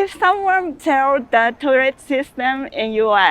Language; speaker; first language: English; non-native, learner; Japanese